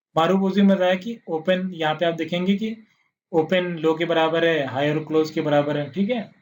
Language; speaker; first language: Hindi; native; Hindi